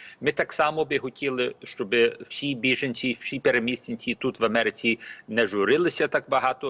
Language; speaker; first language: Ukrainian; early bilingual, heritage; Ukrainian